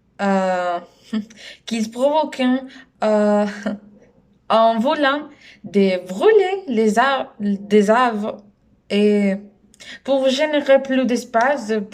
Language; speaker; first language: French; non-native, learner; Spanish